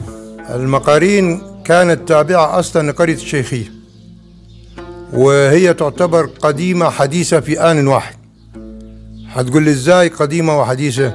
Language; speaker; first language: Arabic; native; Arabic